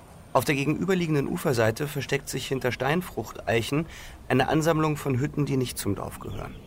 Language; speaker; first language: German; native; German